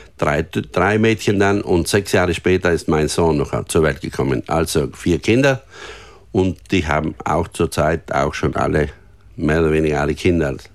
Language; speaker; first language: German; native; German